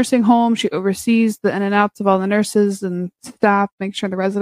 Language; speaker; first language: English; native; English